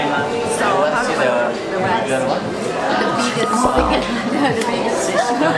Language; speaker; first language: English; non-native, learner; Vietnamese